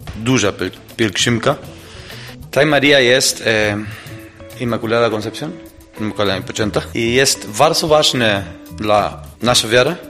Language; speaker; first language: Polish; non-native, learner; Spanish